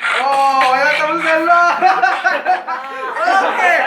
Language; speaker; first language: Filipino; non-native, local second language; Cebuano